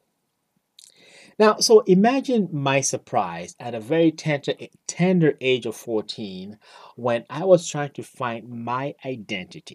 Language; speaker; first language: English; non-native, local second language; Ewe